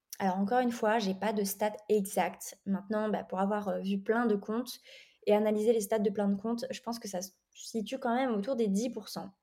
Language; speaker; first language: French; native; French